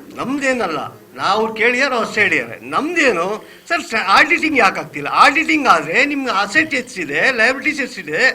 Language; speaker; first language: Kannada; non-native, local second language; Urdu